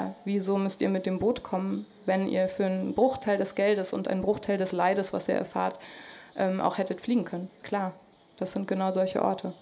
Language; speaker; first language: German; native; German